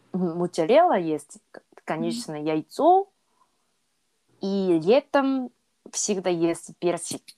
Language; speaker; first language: Russian; non-native, learner; Korean